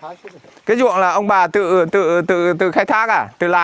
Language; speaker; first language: Vietnamese; native; Vietnamese